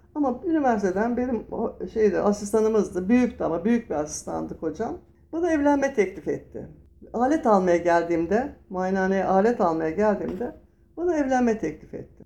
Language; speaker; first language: Turkish; native; Turkish